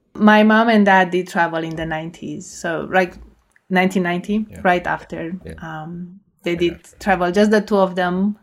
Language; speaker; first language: English; non-native, fluent; Romanian